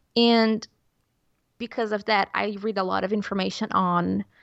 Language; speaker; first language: English; non-native, fluent; Portuguese